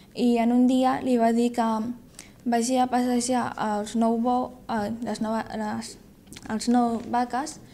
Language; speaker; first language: Catalan; non-native, fluent; Chinese